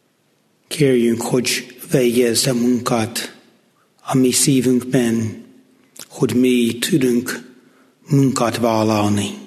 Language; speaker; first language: Hungarian; non-native, fluent; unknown